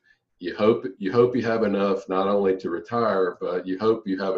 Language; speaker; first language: English; native; English